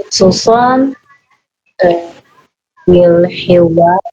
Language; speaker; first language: Arabic; non-native, learner; Indonesian